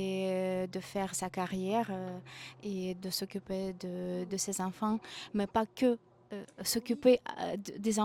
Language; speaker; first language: French; non-native, fluent; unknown